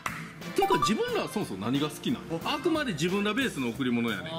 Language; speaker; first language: Japanese; native; Japanese